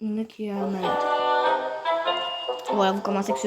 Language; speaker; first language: French; native; French